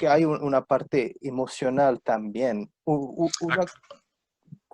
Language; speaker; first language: Spanish; non-native, fluent; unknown